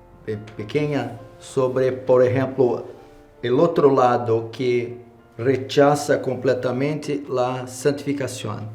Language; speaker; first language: Spanish; non-native, learner; Portuguese